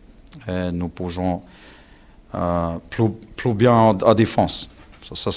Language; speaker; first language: French; non-native, learner; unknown